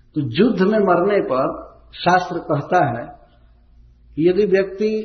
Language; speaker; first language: Hindi; native; Hindi